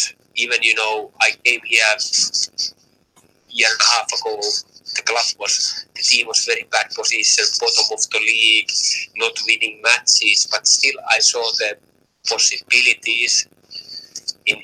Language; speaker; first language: English; non-native, fluent; Finnish